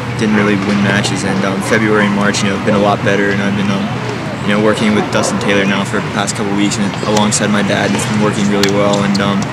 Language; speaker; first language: English; native; English